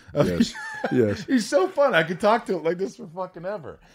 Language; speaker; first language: English; non-native, fluent; Swedish